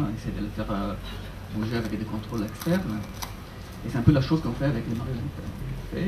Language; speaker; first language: French; non-native, fluent; Italian